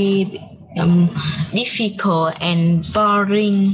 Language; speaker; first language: English; non-native, learner; Vietnamese